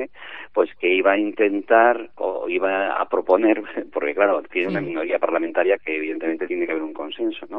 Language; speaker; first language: Spanish; native; Spanish